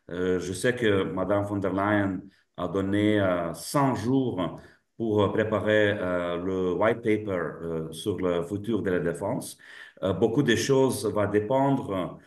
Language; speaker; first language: French; non-native, fluent; Lithuanian